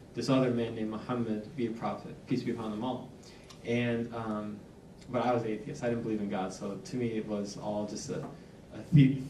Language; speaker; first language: English; native; English